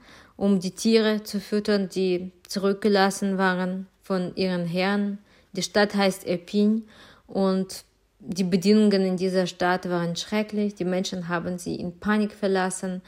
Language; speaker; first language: German; non-native, fluent; Ukrainian